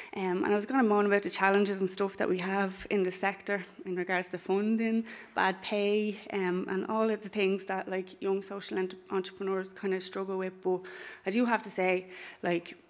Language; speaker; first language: English; native; English